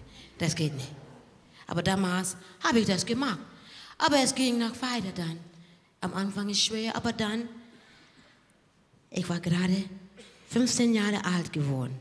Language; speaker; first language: German; non-native, learner; English